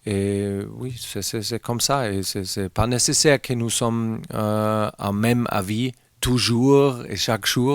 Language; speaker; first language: French; non-native, learner; German